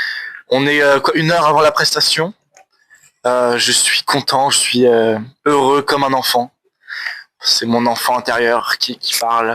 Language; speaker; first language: French; native; French